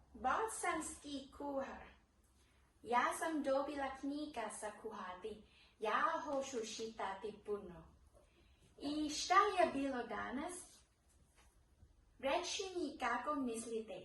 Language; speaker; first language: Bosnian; non-native, learner; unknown